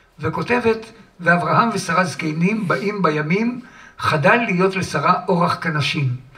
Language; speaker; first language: Hebrew; native; Hebrew